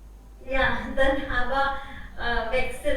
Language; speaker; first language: German; non-native, learner; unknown